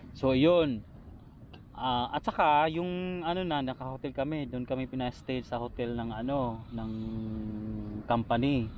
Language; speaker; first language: Filipino; non-native, local second language; Cebuano